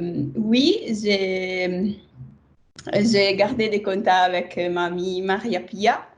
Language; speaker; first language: French; non-native, fluent; Italian